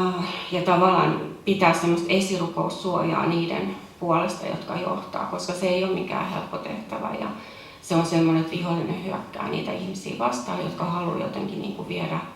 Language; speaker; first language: Finnish; native; Finnish